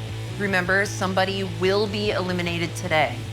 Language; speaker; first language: English; native; English